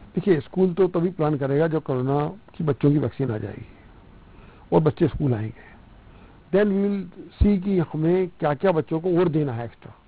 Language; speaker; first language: Hindi; non-native, local second language; Punjabi